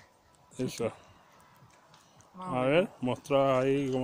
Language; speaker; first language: Spanish; native; Spanish